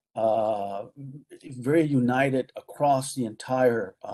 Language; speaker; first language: English; native; English